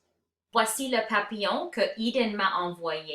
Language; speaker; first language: French; non-native, fluent; English